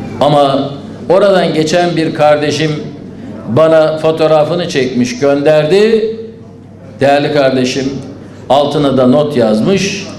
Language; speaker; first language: Turkish; native; Turkish